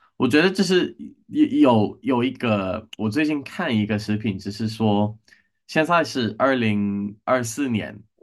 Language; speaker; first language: Chinese; non-native, learner; English